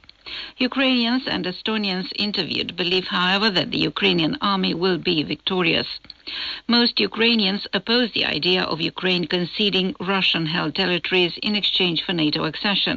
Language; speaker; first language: English; non-native, fluent; Romanian